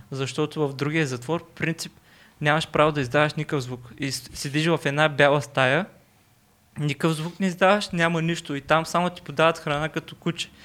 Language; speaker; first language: Bulgarian; non-native, local second language; Turkish